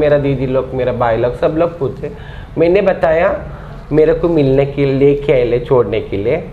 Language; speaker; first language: Hindi; non-native, local second language; Kannada